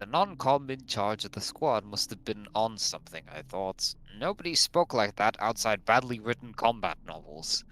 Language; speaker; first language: English; non-native, fluent; Latvian